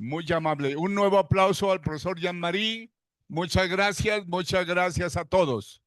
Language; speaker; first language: Spanish; native; Spanish